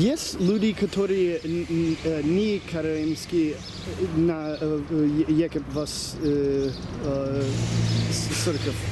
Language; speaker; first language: Russian; non-native, learner; English